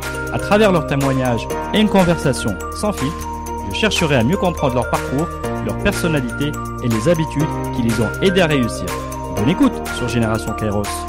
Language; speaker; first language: French; non-native, local second language; Arabic